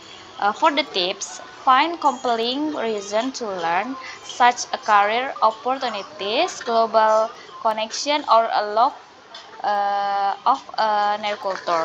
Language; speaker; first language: English; non-native, learner; Indonesian